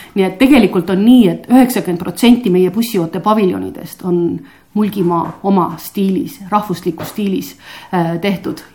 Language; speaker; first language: Estonian; native; Estonian